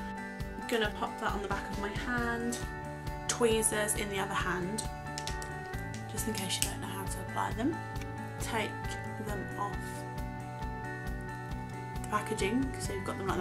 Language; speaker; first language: English; native; English